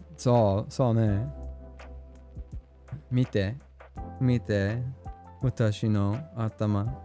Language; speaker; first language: Japanese; non-native, learner; English